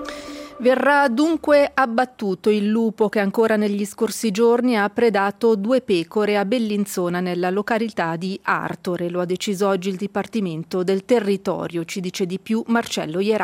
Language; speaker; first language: Italian; native; Italian